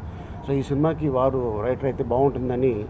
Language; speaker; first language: Telugu; native; Telugu